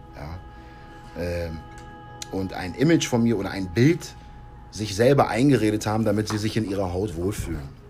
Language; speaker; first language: German; early bilingual, heritage; English